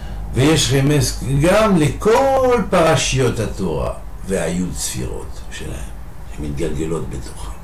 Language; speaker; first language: Hebrew; non-native, fluent; French